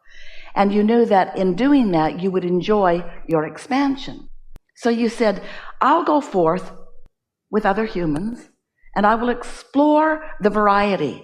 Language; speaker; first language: English; native; English